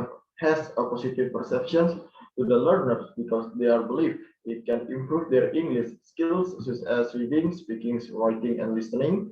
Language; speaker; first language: English; non-native, learner; Indonesian